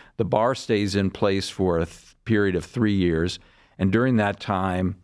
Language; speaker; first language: English; native; English